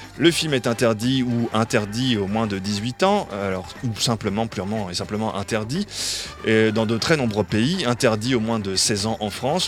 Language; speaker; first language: French; native; French